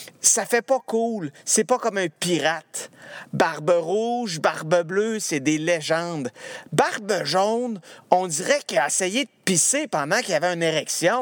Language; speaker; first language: French; native; French